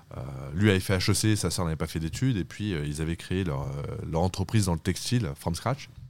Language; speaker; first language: French; early bilingual, other home language; Turkish